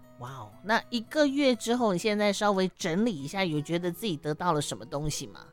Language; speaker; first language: Chinese; native; Chinese